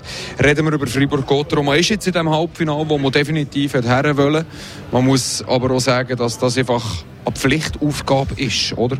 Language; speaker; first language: German; native; German